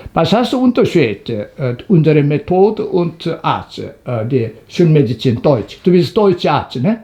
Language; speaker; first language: German; non-native, learner; Korean